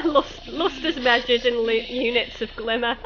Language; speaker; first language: English; native; English